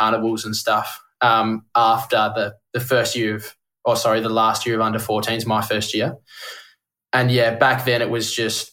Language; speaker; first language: English; native; English